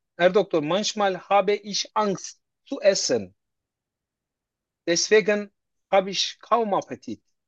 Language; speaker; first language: German; non-native, learner; Turkish